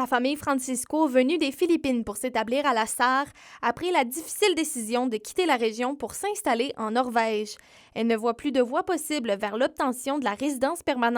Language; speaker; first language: French; native; French